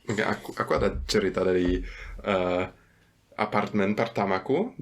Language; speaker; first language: Indonesian; non-native, fluent; German